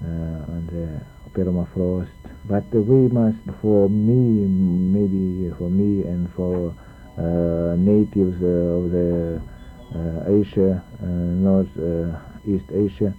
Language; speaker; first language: English; non-native, learner; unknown